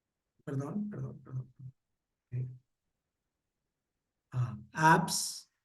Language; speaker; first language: Spanish; non-native, learner; Hindi